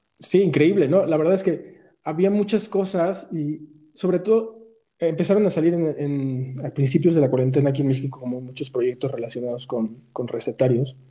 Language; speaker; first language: Spanish; native; Spanish